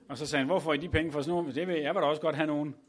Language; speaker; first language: Danish; native; Danish